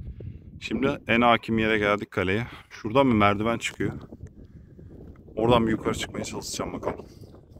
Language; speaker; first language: Turkish; native; Turkish